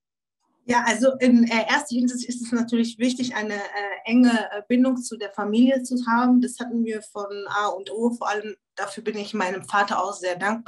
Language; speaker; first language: German; early bilingual, other home language; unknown